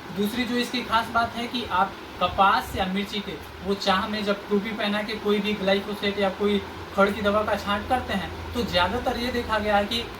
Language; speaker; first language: Hindi; native; Hindi